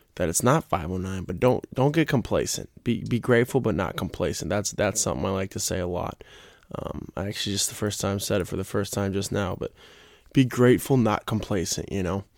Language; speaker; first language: English; native; English